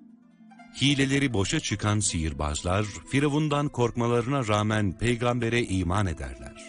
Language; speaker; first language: Turkish; native; Turkish